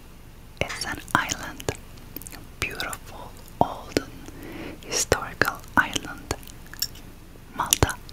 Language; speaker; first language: English; non-native, fluent; Turkish